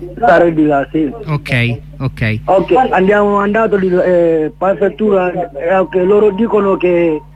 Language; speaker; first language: Italian; non-native, learner; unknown